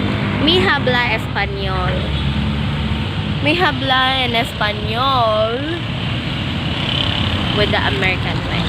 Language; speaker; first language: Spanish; non-native, learner; Filipino